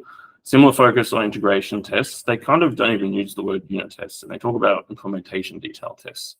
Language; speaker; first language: English; native; English